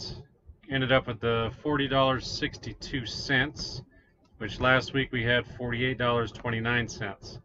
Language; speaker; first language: English; native; English